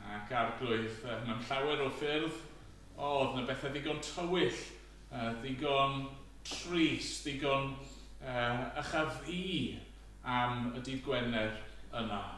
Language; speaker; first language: Welsh; native; Welsh